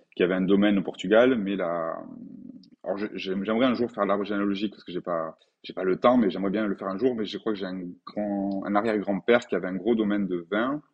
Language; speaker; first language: French; native; French